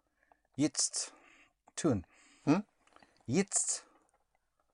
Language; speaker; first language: German; non-native, learner; English